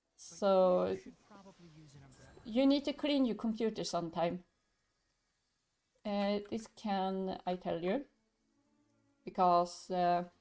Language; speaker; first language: English; non-native, learner; Swedish